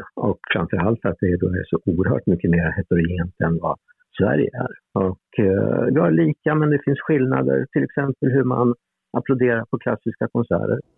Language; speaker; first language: Swedish; native; Swedish